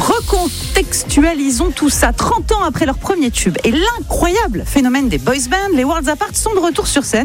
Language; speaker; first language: French; native; French